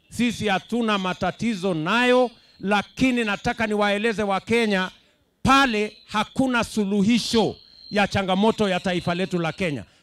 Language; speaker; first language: Swahili; non-native, local second language; Kalenjin